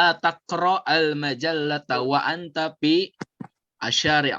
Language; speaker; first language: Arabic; non-native, fluent; Indonesian